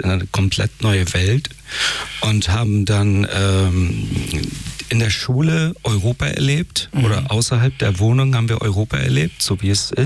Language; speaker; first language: German; early bilingual, other home language; Persian